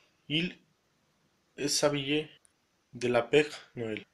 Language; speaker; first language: French; non-native, learner; Spanish